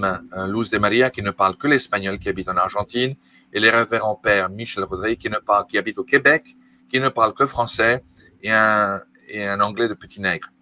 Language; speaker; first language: French; native; French